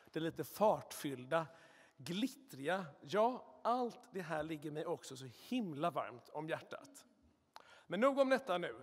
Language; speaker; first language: Swedish; native; Swedish